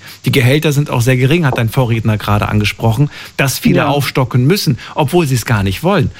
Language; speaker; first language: German; native; German